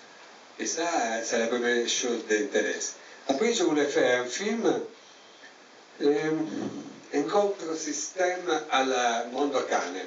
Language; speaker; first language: French; non-native, learner; Italian